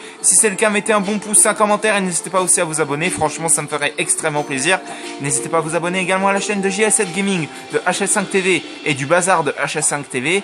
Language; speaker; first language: French; native; French